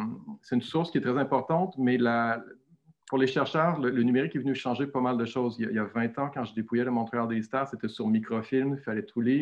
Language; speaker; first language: French; native; French